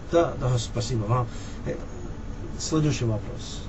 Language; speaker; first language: Russian; non-native, learner; English